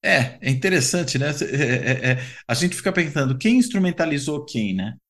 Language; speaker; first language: Portuguese; native; Portuguese